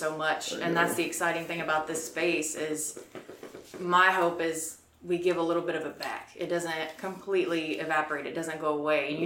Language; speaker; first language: English; native; English